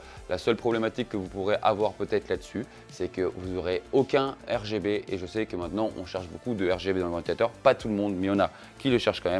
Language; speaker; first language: French; native; French